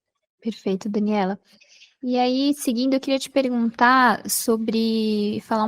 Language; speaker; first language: Portuguese; native; Portuguese